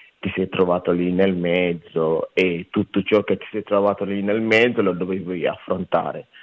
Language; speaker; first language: Italian; non-native, fluent; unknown